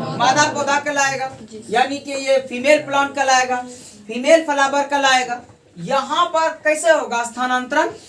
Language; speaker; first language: Hindi; native; Hindi